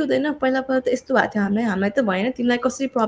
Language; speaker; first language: Nepali; early bilingual, heritage; Nepali